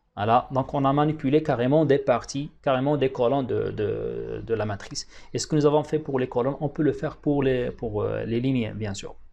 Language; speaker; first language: French; non-native, local second language; Arabic